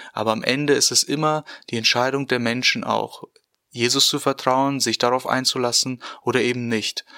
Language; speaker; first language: German; native; German